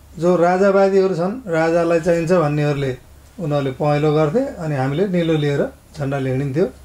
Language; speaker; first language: Nepali; native; Nepali